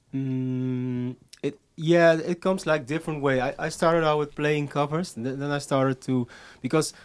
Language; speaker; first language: English; non-native, fluent; Dutch